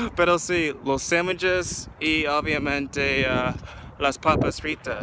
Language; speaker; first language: Spanish; non-native, learner; English